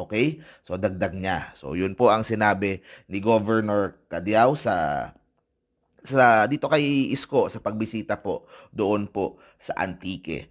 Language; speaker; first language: Filipino; native; Filipino